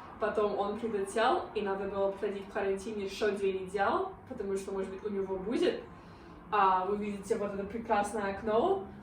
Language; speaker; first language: Russian; non-native, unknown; English